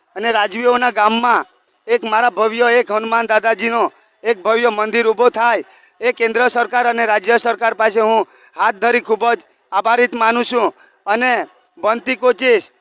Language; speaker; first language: Gujarati; non-native, local second language; Kukna